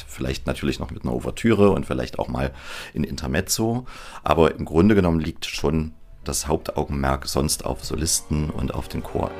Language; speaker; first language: German; native; German